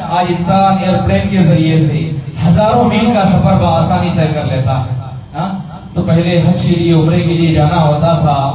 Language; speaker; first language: Urdu; native; Urdu